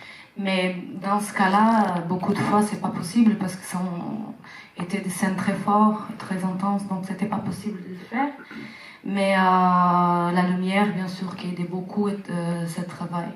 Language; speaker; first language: French; non-native, fluent; Portuguese